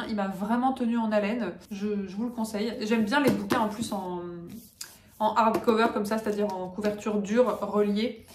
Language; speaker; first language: French; native; French